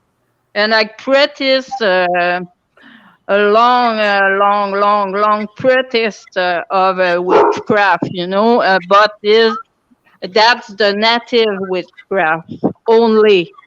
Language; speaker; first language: English; non-native, local second language; French